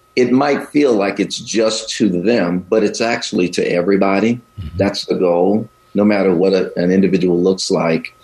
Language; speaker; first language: English; native; English